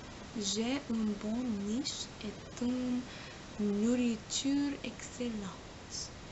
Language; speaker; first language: French; non-native, learner; English